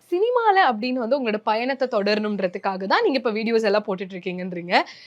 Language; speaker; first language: Tamil; native; Tamil